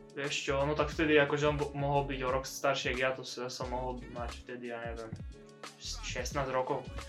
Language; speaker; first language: Slovak; native; Slovak